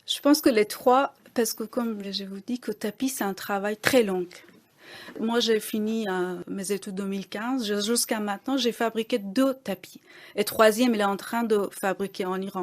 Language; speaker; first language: French; non-native, fluent; Persian